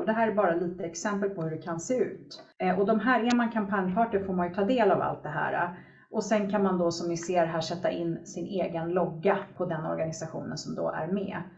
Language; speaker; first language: Swedish; native; Swedish